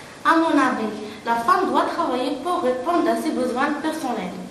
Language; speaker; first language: French; non-native, learner; Arabic